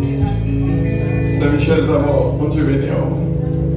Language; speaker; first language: French; non-native, local second language; Haitian Creole